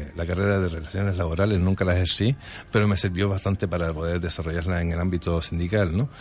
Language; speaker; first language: Spanish; early bilingual, other home language; French